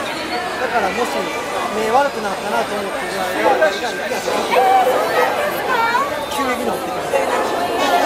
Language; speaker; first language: Japanese; native; Japanese